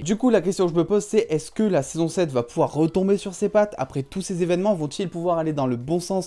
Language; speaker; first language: French; native; French